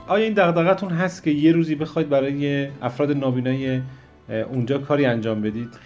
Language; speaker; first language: Persian; native; Persian